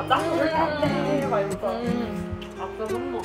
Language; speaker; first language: Korean; native; Korean